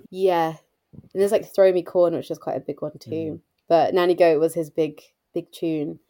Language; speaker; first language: English; native; English